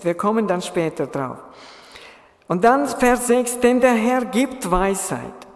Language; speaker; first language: German; non-native, fluent; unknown